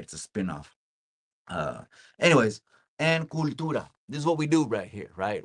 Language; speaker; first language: English; early bilingual, other home language; Spanish